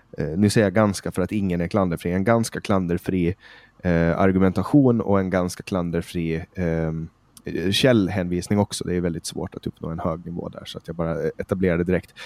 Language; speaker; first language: Swedish; native; Swedish